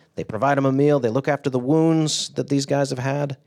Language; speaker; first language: English; native; English